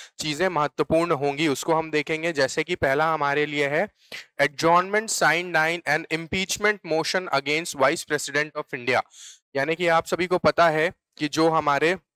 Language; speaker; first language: Hindi; native; Hindi